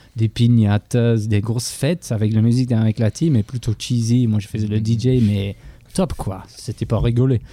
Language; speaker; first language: French; non-native, fluent; English